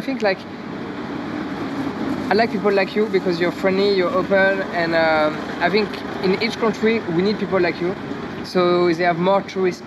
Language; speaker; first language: English; non-native, learner; French